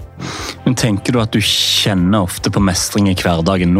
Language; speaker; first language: Norwegian; native; Norwegian